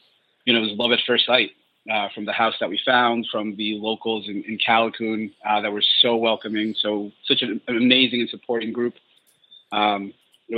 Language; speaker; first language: English; native; English